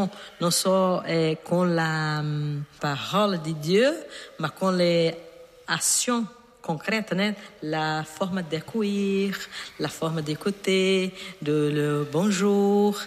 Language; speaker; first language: French; non-native, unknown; Portuguese